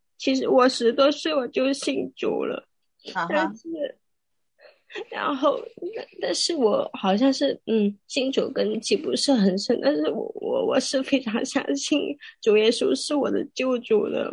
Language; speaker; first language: Chinese; non-native, local second language; Cantonese